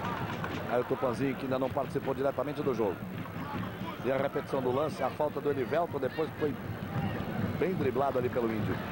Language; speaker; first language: Portuguese; native; Portuguese